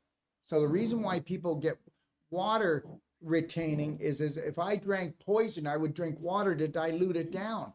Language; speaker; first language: English; native; English